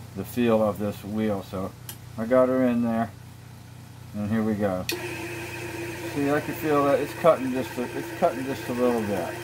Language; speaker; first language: English; native; English